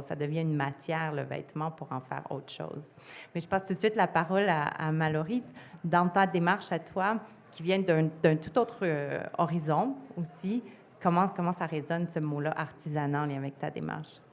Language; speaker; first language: French; native; French